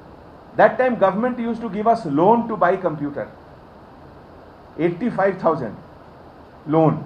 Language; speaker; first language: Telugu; non-native, fluent; Hindi